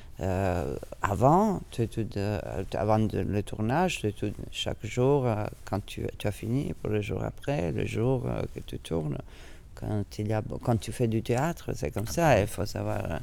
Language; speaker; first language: French; non-native, fluent; Italian